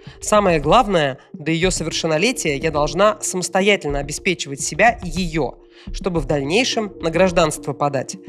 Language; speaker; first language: Russian; native; Russian